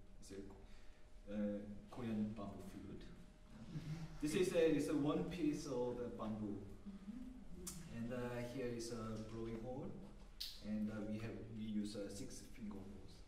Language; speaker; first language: English; non-native, learner; Korean